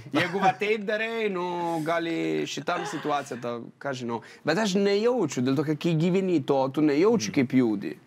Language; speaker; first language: Lithuanian; non-native, fluent; Italian